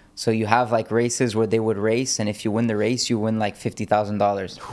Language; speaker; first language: English; native; English